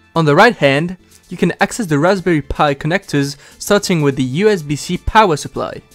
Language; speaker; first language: English; non-native, fluent; French